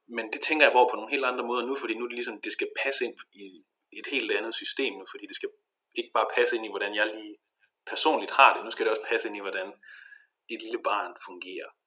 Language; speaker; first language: Danish; native; Danish